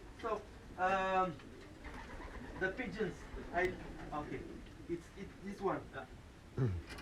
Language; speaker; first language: English; non-native, learner; French